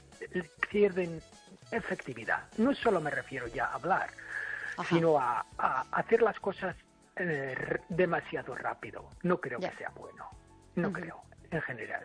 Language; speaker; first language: Spanish; non-native, fluent; English